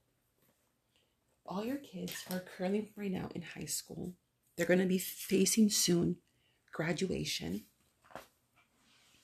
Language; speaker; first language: English; early bilingual, other home language; Spanish